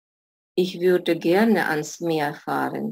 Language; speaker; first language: German; non-native, fluent; Russian